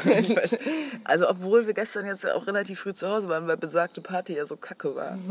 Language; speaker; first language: German; native; German